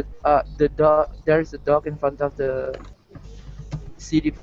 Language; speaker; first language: English; non-native, learner; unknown